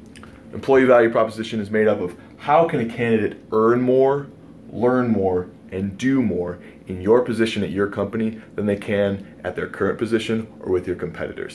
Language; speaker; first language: English; native; English